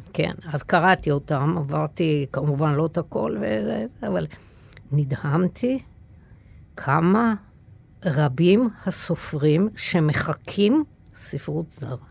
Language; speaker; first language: Hebrew; native; Hebrew